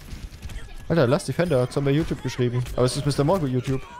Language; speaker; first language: German; native; German